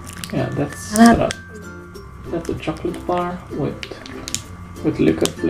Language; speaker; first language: English; non-native, fluent; Romanian